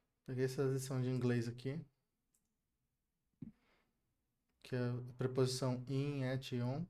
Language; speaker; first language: Portuguese; native; Portuguese